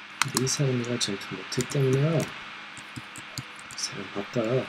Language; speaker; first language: Korean; non-native, learner; English